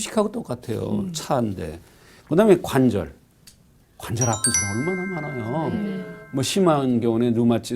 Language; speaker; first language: Korean; native; Korean